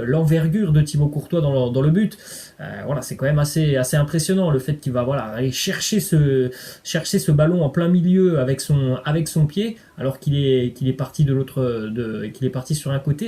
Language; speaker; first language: French; native; French